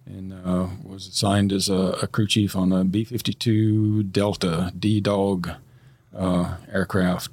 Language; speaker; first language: English; native; English